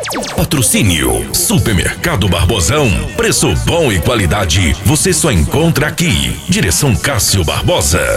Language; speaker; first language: Portuguese; native; Portuguese